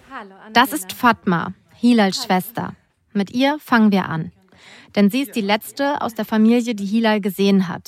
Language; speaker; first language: German; native; German